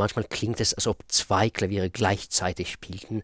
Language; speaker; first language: German; non-native, fluent; Russian